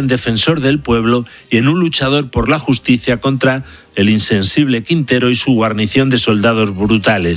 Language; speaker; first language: Spanish; native; Spanish